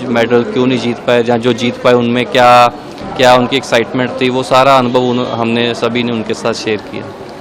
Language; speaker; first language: Hindi; native; Hindi